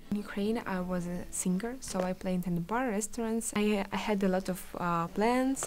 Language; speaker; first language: English; non-native, learner; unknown